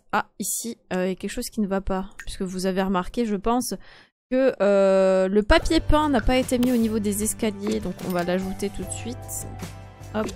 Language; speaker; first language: French; non-native, fluent; Polish